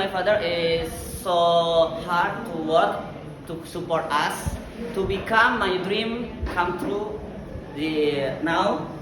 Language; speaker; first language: English; non-native, learner; Indonesian